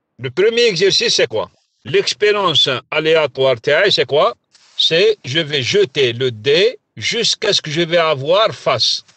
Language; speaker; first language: French; non-native, local second language; Arabic